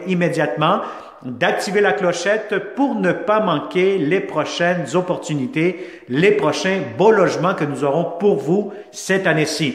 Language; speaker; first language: French; native; French